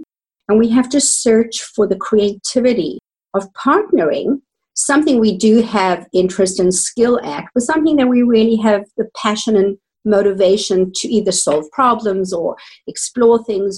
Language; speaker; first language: English; native; English